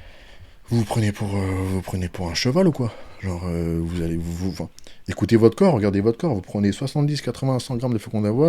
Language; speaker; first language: French; native; French